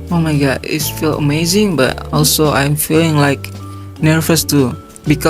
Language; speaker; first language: English; non-native, learner; Indonesian